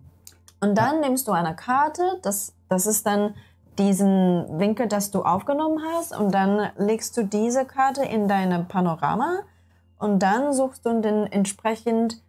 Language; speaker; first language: German; non-native, learner; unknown